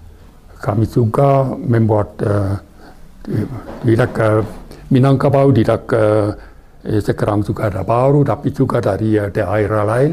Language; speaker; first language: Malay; non-native, fluent; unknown